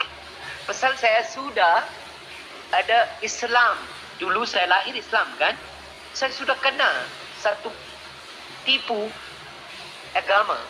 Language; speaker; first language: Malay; non-native, learner; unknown